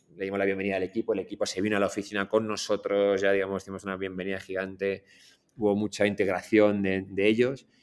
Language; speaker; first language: Spanish; native; Spanish